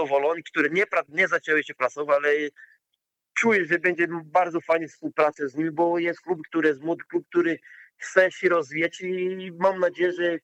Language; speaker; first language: Polish; non-native, learner; Portuguese